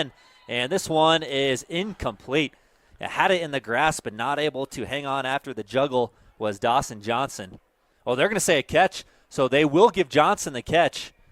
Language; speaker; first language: English; native; English